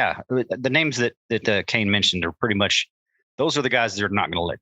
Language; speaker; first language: English; native; English